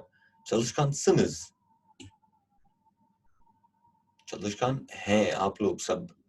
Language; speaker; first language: Turkish; non-native, fluent; Urdu